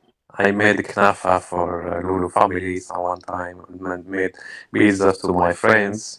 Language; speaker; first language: English; non-native, learner; Arabic